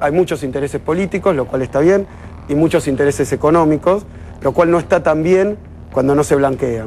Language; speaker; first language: Spanish; native; Spanish